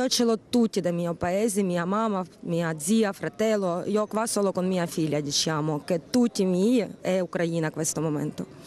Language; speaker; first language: Italian; non-native, learner; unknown